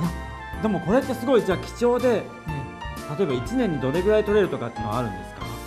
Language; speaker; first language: Japanese; native; Japanese